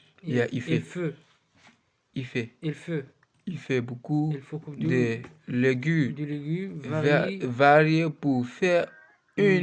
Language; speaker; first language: French; non-native, learner; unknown